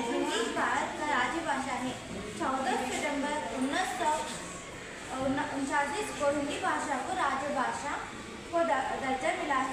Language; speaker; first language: Hindi; non-native, local second language; Telugu